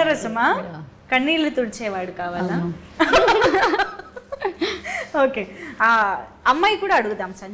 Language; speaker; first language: Telugu; native; Telugu